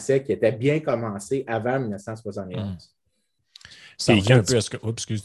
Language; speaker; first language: French; native; French